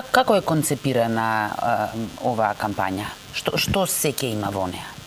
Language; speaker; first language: Macedonian; native; Macedonian